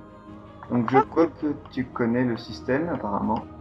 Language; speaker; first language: French; native; French